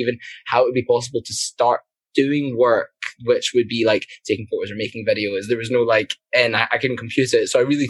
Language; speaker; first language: English; native; English